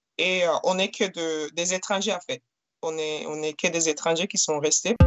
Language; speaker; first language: French; non-native, fluent; Spanish